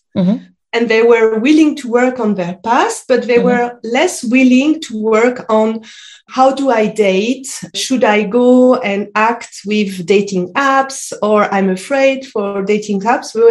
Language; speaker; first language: English; non-native, fluent; French